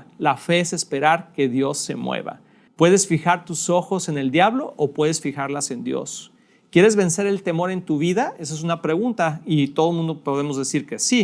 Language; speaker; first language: Spanish; native; Spanish